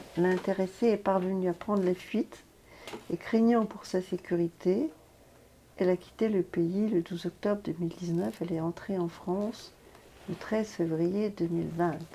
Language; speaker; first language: French; native; French